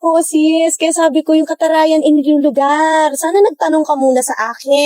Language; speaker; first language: Filipino; native; Filipino